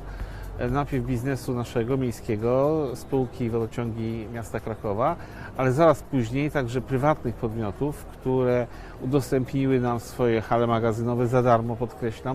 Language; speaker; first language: Polish; native; Polish